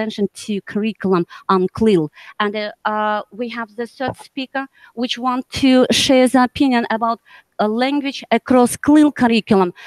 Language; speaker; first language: English; non-native, learner; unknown